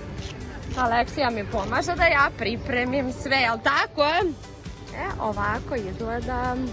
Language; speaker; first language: Bosnian; native; Bosnian